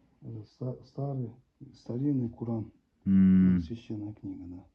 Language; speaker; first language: Russian; non-native, local second language; Kazakh